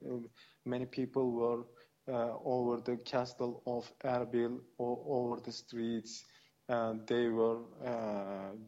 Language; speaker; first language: English; non-native, fluent; Kurdish